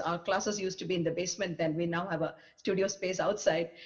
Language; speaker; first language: English; non-native, local second language; Tamil